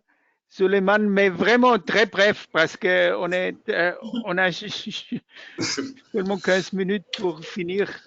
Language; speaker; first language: French; non-native, fluent; German